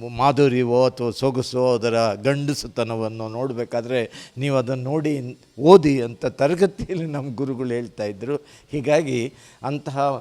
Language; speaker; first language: Kannada; native; Kannada